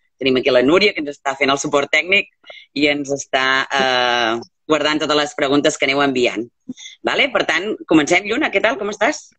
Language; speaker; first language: Catalan; native; Catalan